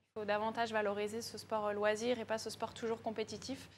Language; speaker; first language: French; native; French